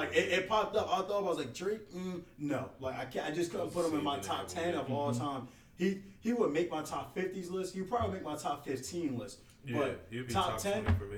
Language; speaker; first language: English; native; English